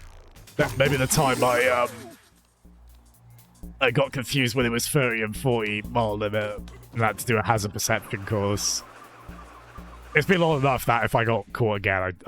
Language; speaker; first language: English; native; English